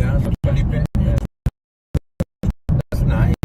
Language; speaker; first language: English; non-native, learner; Spanish